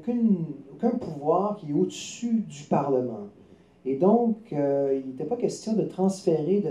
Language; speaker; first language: French; native; French